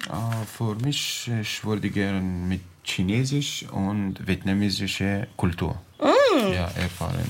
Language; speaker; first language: German; non-native, learner; Arabic